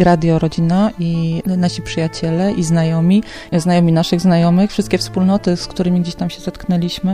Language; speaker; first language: Polish; native; Polish